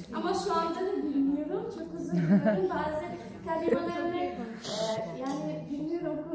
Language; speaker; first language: Turkish; non-native, learner; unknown